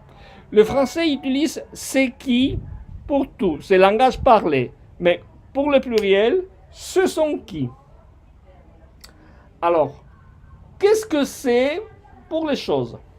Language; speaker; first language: French; non-native, fluent; Spanish